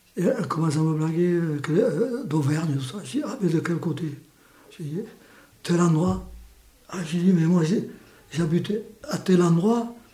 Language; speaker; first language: French; early bilingual, other home language; Spanish